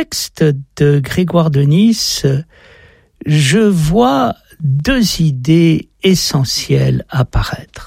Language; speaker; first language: French; native; French